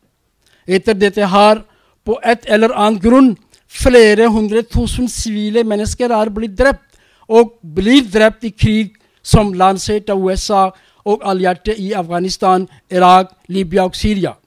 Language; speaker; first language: Norwegian; non-native, learner; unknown